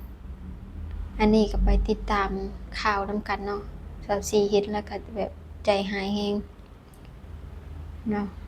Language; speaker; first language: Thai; non-native, local second language; Lao